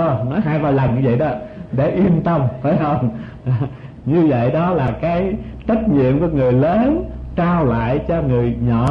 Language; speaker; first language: Vietnamese; native; Vietnamese